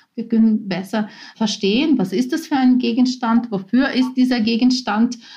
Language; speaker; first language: German; non-native, fluent; Ukrainian